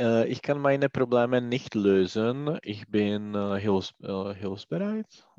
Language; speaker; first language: German; non-native, learner; Czech